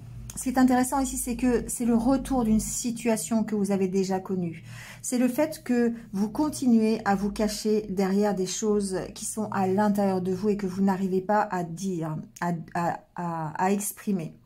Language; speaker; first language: French; native; French